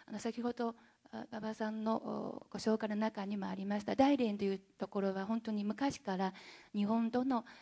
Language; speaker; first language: Japanese; non-native, fluent; Chinese